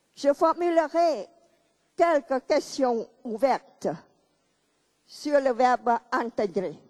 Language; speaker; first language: French; non-native, local second language; Khmer